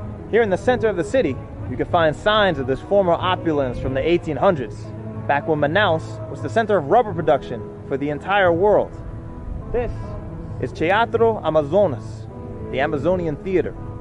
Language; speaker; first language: English; native; English